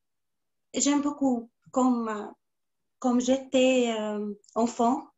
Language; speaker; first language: French; non-native, learner; Arabic